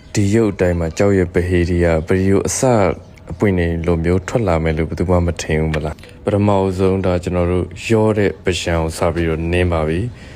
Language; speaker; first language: Burmese; native; Burmese